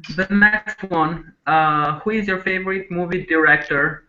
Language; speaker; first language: English; non-native, fluent; Albanian